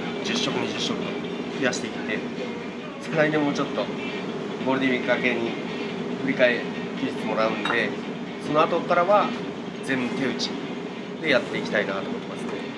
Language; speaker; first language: Japanese; native; Japanese